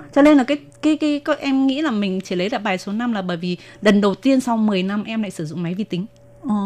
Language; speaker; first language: Vietnamese; native; Vietnamese